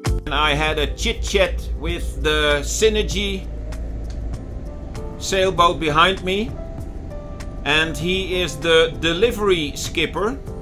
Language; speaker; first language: English; non-native, fluent; Dutch